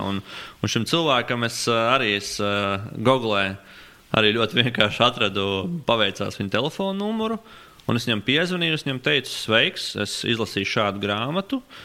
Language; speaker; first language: Latvian; native; Latvian